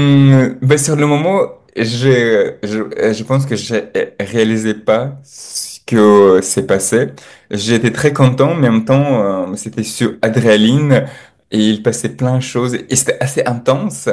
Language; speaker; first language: French; non-native, fluent; Chechen